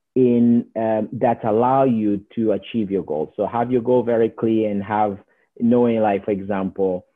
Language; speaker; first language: English; non-native, learner; Portuguese